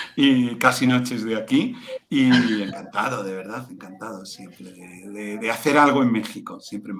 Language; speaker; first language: Spanish; native; Spanish